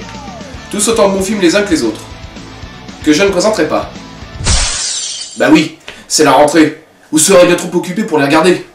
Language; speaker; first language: French; native; French